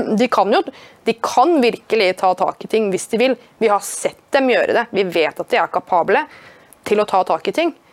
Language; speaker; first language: Norwegian; native; Norwegian